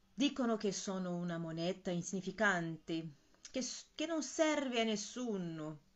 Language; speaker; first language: Italian; non-native, fluent; Portuguese